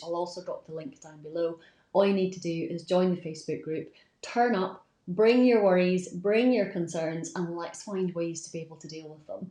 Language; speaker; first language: English; native; English